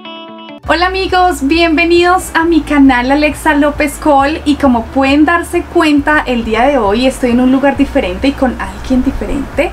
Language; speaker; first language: Spanish; native; Spanish